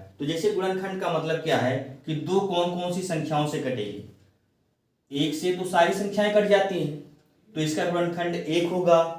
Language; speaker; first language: Hindi; native; Hindi